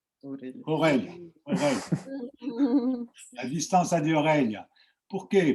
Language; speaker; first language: Portuguese; non-native, fluent; French